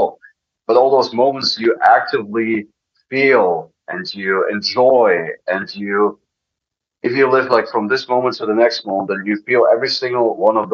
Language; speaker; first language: English; non-native, fluent; German